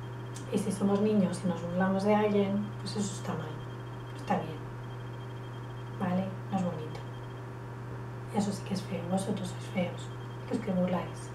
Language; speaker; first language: Spanish; native; Spanish